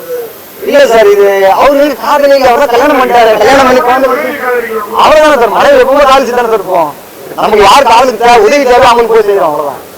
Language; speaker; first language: Tamil; native; Tamil